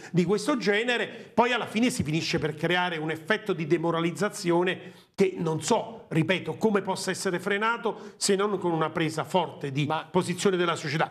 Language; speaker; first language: Italian; native; Italian